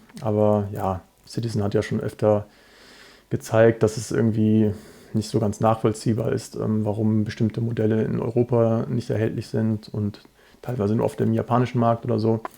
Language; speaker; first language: German; native; German